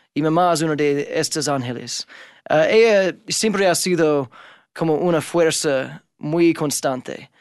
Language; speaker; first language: Spanish; non-native, fluent; English